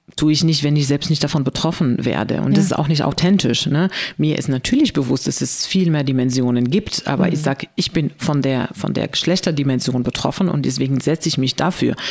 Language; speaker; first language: German; non-native, fluent; Arabic